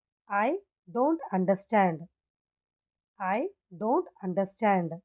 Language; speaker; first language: English; non-native, local second language; Tamil